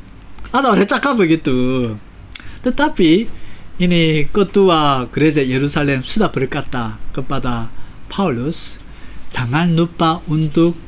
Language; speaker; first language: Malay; non-native, fluent; Korean